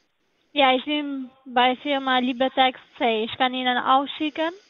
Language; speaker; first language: German; non-native, learner; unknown